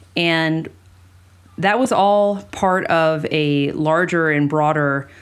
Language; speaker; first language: English; early bilingual, other home language; Spanish